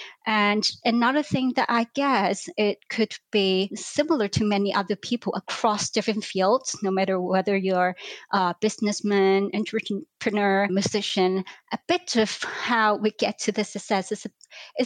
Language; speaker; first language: English; non-native, local second language; Cantonese